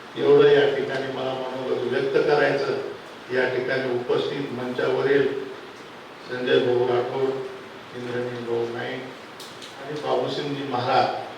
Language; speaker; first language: Marathi; non-native, local second language; Lambadi